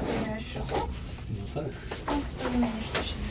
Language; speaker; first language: Polish; native; Polish